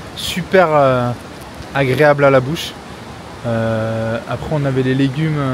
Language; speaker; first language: French; native; French